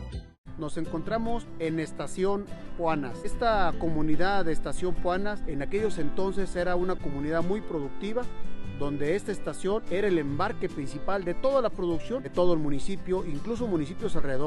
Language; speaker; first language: Spanish; native; Spanish